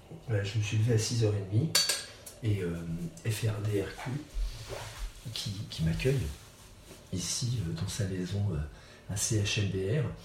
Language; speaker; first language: French; native; French